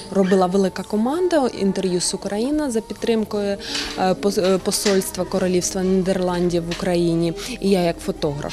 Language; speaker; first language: Ukrainian; non-native, local second language; Russian